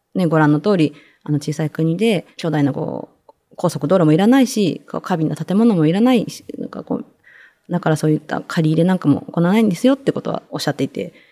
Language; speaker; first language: Japanese; native; Japanese